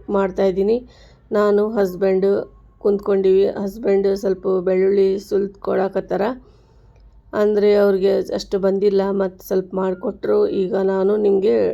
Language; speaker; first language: Kannada; native; Kannada